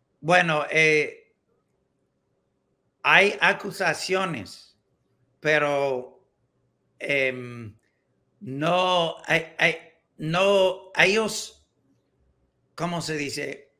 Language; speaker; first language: Spanish; non-native, learner; English